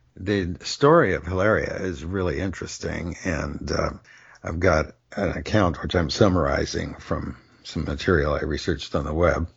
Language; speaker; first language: English; native; English